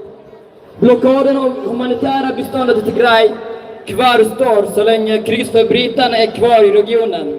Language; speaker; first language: Swedish; early bilingual, other home language; Tigrinya